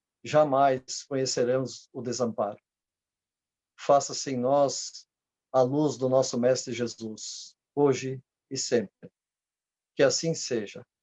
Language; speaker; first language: Portuguese; native; Portuguese